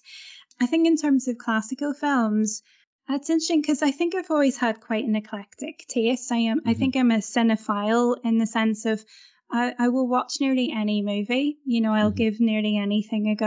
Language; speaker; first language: English; native; English